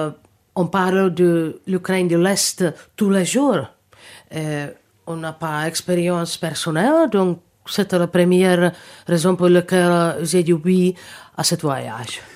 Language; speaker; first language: French; non-native, fluent; Czech